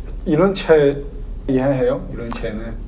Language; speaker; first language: Korean; non-native, learner; Chinese